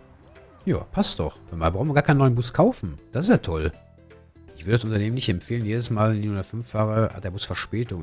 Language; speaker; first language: German; native; German